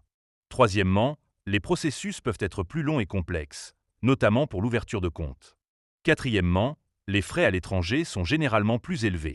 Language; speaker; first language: French; native; French